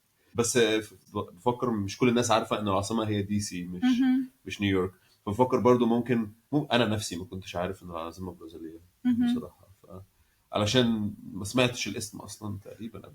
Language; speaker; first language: Arabic; native; Arabic